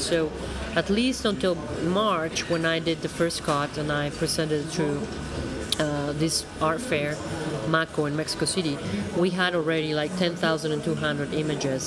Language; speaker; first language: English; non-native, fluent; Spanish